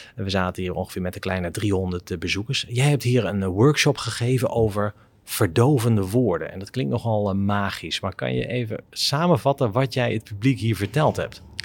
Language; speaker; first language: Dutch; native; Dutch